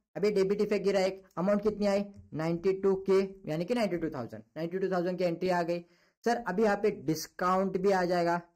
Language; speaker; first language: Hindi; non-native, local second language; Marathi